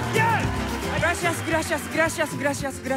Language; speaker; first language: Spanish; non-native, learner; Japanese